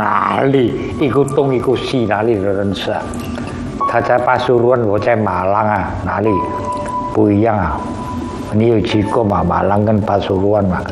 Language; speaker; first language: Chinese; early bilingual, heritage; Chinese